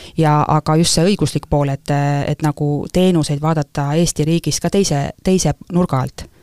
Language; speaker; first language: Estonian; native; Estonian